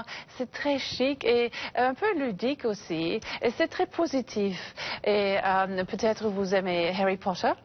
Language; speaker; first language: French; non-native, fluent; English